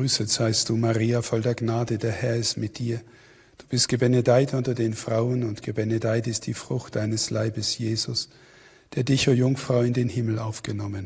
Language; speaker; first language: German; native; German